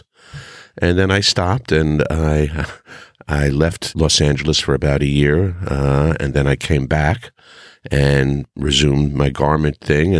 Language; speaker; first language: English; native; English